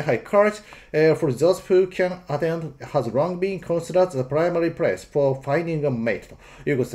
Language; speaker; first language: English; non-native, fluent; Japanese